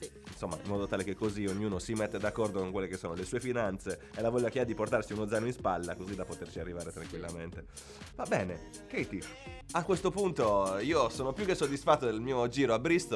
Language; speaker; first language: Italian; native; Italian